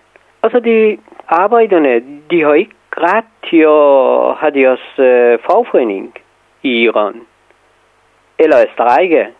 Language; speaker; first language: Danish; non-native, fluent; Persian